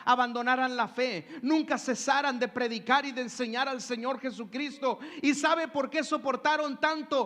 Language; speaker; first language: Spanish; native; Spanish